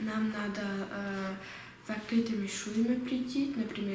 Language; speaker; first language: Russian; early bilingual, heritage; Russian